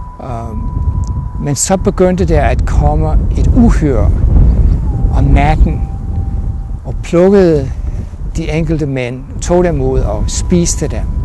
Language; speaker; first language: Danish; non-native, fluent; English